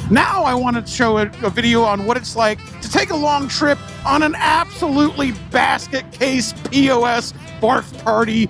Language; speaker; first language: English; native; English